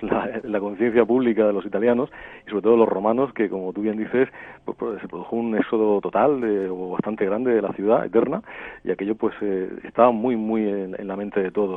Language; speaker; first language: Spanish; native; Spanish